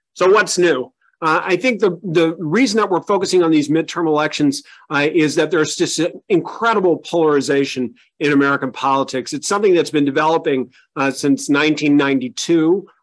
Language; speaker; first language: English; native; English